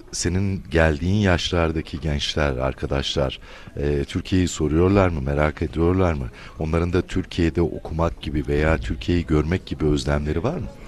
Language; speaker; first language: Turkish; native; Turkish